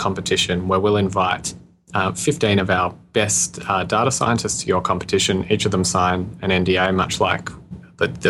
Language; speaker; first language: English; native; English